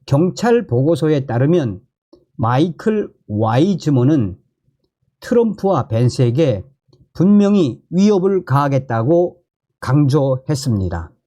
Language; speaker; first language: Korean; native; Korean